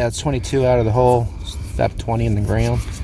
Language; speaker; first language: English; native; English